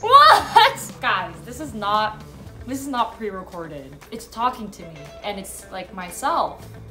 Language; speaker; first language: English; early bilingual, other home language; Korean